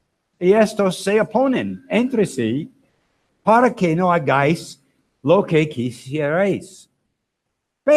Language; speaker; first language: Spanish; non-native, learner; English